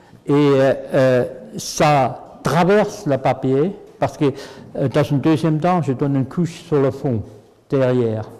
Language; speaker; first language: French; non-native, fluent; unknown